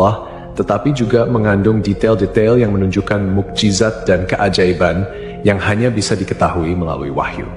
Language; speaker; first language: Indonesian; native; Indonesian